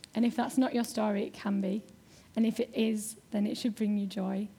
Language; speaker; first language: English; native; English